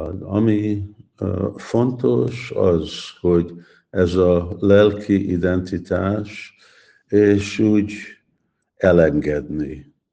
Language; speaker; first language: Hungarian; early bilingual, heritage; Hungarian